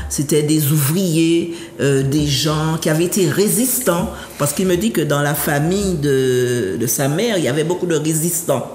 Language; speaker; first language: French; native; French